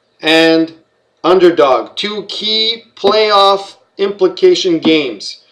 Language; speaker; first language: English; native; English